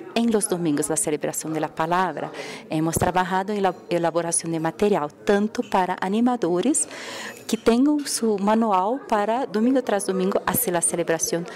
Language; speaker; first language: Spanish; non-native, fluent; Portuguese